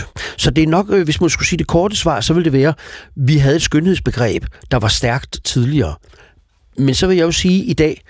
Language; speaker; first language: Danish; native; Danish